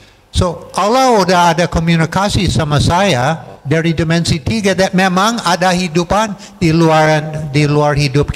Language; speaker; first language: Indonesian; non-native, fluent; English